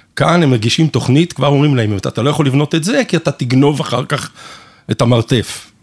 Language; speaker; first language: Hebrew; non-native, fluent; English